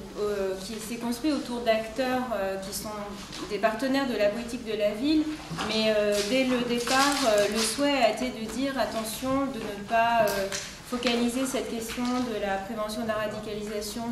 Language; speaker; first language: French; native; French